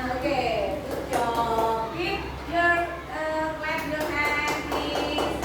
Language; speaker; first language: English; non-native, learner; Indonesian